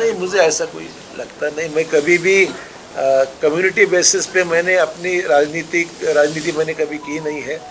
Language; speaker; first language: Hindi; non-native, local second language; Marathi